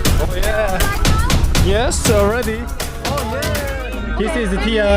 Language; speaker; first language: English; non-native, learner; Korean